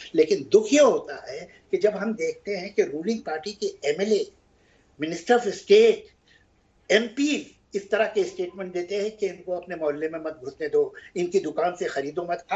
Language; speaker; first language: Hindi; native; Hindi